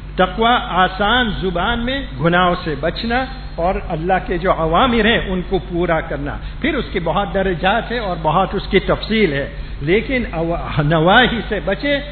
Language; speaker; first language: Urdu; non-native, fluent; Gujarati